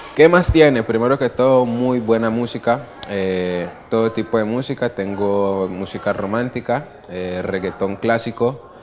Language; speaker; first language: Spanish; early bilingual, other home language; Italian